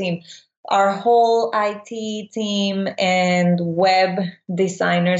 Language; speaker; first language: English; non-native, fluent; Spanish